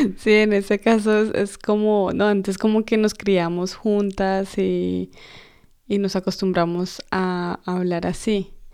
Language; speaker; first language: Spanish; native; Spanish